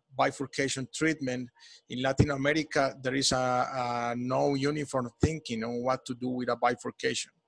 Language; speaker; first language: English; non-native, fluent; Spanish